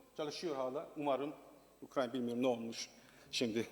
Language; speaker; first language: Turkish; non-native, learner; Persian